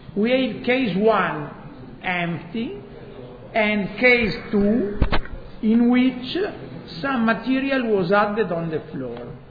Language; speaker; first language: English; non-native, fluent; Italian